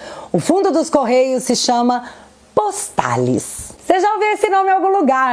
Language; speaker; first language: Portuguese; native; Portuguese